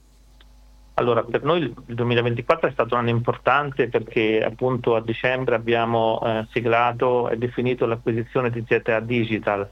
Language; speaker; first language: Italian; native; Italian